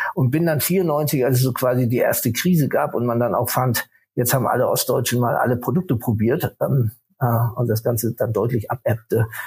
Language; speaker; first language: German; native; German